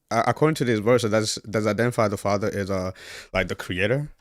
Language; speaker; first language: English; native; English